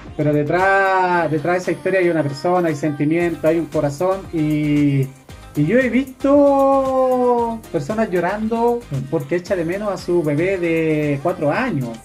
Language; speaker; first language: Spanish; native; Spanish